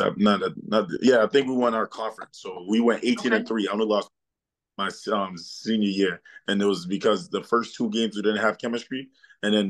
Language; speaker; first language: English; early bilingual, other home language; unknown